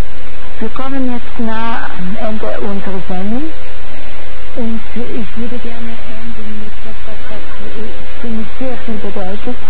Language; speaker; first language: German; non-native, fluent; Portuguese